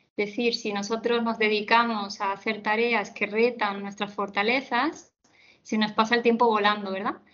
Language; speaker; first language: Spanish; native; Spanish